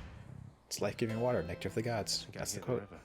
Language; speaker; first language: English; native; English